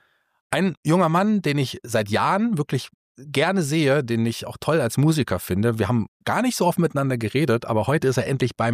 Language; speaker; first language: German; native; German